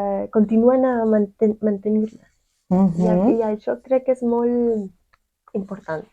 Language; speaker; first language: Catalan; non-native, fluent; Spanish